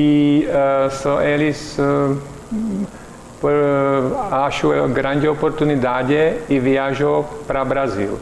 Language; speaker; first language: Portuguese; non-native, learner; Czech